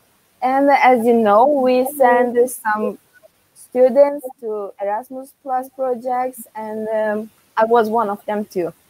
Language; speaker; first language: English; non-native, fluent; Turkish